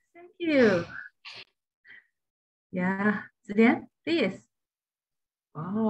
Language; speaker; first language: English; non-native, learner; Chinese